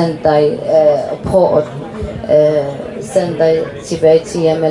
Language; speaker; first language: Danish; non-native, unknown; Arabic